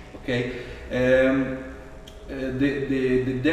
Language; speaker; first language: English; non-native, fluent; Italian